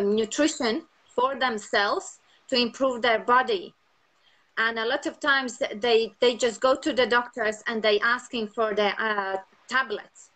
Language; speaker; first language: English; non-native, fluent; Latvian